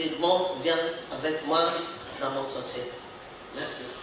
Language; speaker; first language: French; non-native, learner; Portuguese